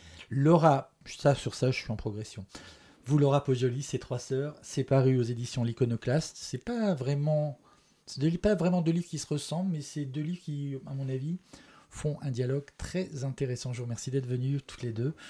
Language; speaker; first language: French; native; French